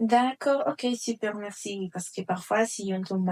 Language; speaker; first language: French; non-native, fluent; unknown